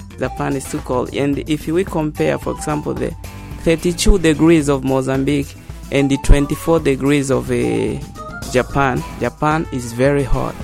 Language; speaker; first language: English; non-native, learner; Portuguese